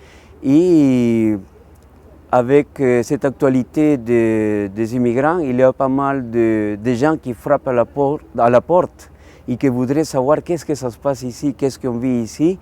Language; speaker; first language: French; non-native, local second language; Spanish